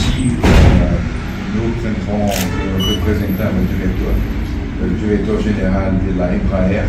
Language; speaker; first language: French; non-native, learner; Portuguese